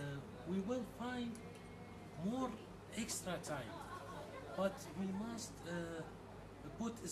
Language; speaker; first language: English; non-native, learner; Arabic